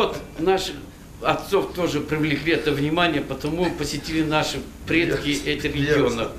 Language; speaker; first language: Russian; non-native, fluent; Turkish